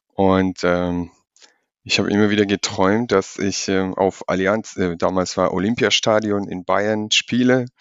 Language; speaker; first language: German; non-native, fluent; Georgian